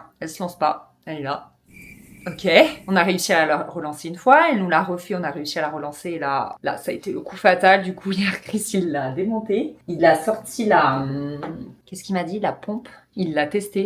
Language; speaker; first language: French; native; French